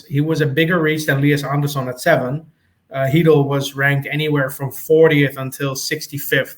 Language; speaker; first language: English; native; English